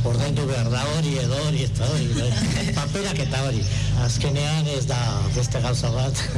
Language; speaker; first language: Basque; non-native, local second language; Spanish